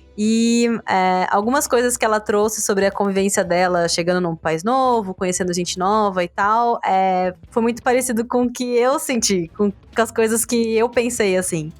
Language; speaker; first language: Portuguese; native; Portuguese